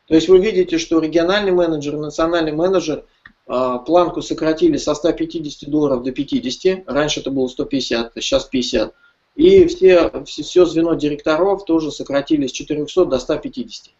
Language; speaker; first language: Russian; native; Russian